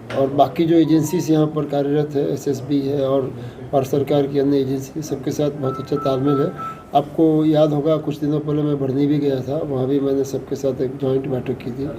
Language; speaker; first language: Hindi; native; Hindi